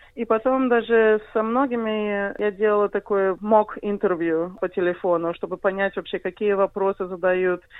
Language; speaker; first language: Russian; early bilingual, heritage; Russian